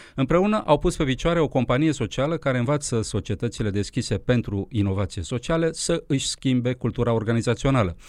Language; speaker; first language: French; non-native, fluent; Romanian